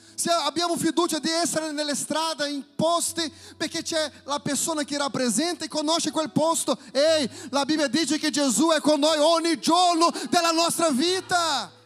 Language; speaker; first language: Italian; non-native, fluent; Portuguese